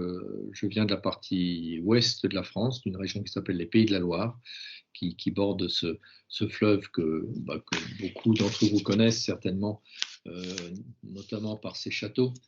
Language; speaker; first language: French; native; French